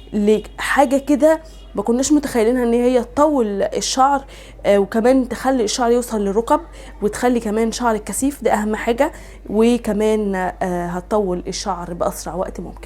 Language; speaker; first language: Arabic; native; Arabic